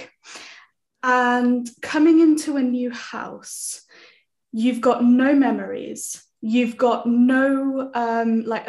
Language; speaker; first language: English; native; English